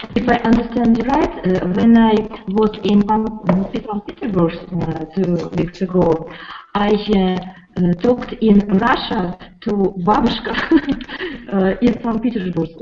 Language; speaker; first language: English; non-native, learner; Russian